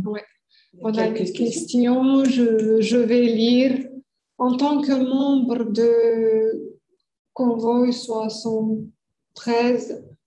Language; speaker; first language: French; non-native, fluent; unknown